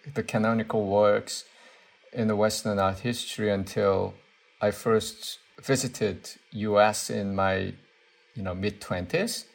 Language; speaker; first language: English; non-native, fluent; Korean